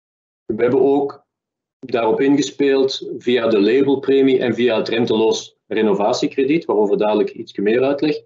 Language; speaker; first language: Dutch; native; Dutch